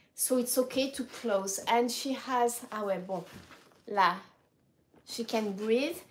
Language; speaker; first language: English; non-native, fluent; French